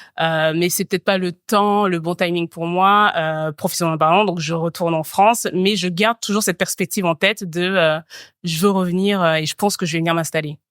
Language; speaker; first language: French; early bilingual, other home language; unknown